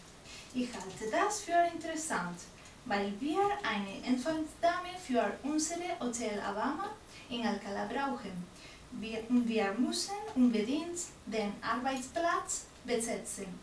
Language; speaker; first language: German; non-native, learner; Spanish